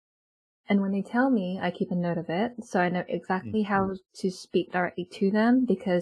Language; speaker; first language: English; native; English